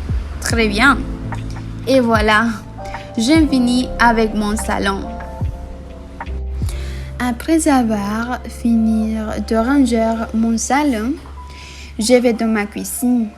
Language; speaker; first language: French; non-native, learner; Spanish